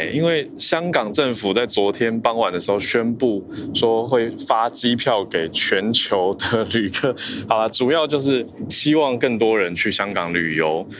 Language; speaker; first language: Chinese; native; Chinese